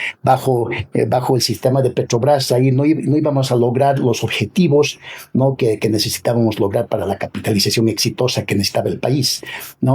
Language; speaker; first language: Spanish; native; Spanish